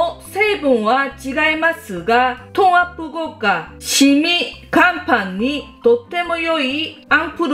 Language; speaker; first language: Japanese; non-native, fluent; Korean